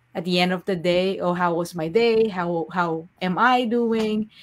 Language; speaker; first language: English; non-native, local second language; Filipino